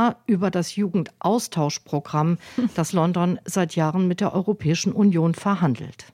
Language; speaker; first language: German; native; German